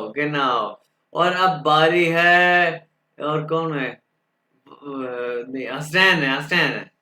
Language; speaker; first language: Urdu; non-native, local second language; Punjabi